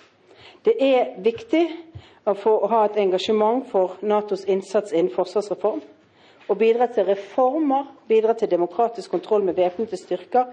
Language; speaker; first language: Norwegian; native; Norwegian